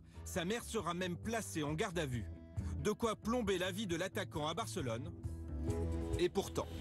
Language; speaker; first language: French; native; French